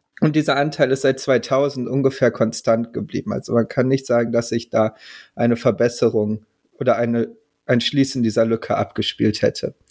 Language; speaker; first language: German; native; German